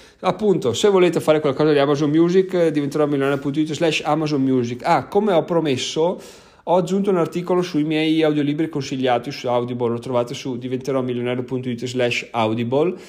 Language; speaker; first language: Italian; native; Italian